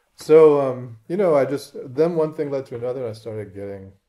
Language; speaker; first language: English; native; English